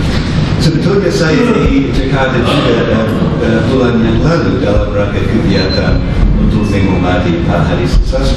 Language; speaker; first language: Indonesian; non-native, fluent; English